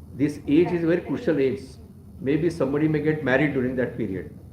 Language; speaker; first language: English; non-native, local second language; Marathi